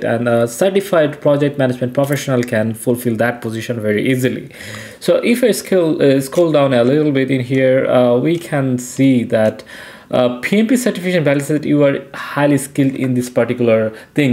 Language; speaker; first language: English; non-native, local second language; Bangla